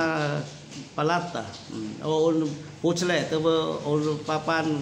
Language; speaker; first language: Russian; non-native, learner; Vietnamese